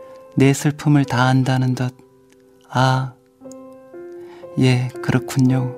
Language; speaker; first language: Korean; native; Korean